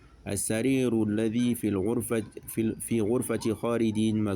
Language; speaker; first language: Arabic; non-native, fluent; French